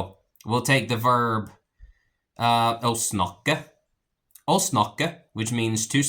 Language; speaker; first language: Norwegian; non-native, learner; English